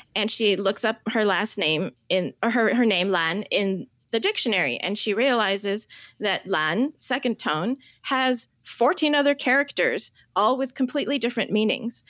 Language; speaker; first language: English; early bilingual, other home language; Chinese